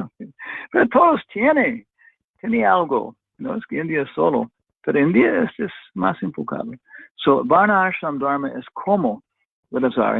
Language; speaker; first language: Spanish; non-native, fluent; English